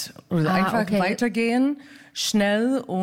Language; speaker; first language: German; non-native, fluent; English